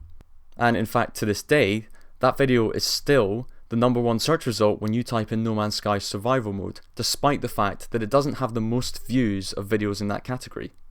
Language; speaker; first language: English; native; English